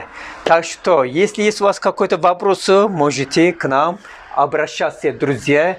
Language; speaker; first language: Russian; non-native, learner; Turkish